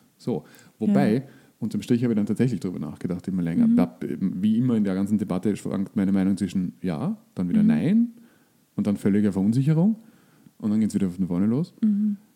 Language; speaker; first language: German; native; German